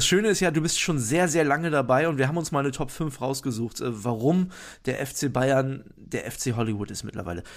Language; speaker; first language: German; native; German